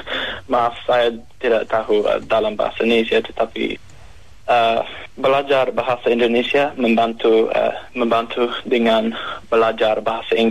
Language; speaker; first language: Indonesian; non-native, learner; English